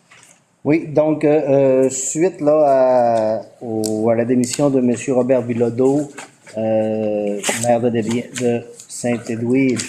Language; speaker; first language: French; native; French